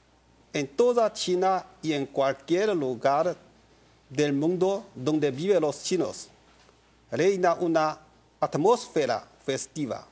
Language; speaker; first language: Spanish; non-native, learner; Chinese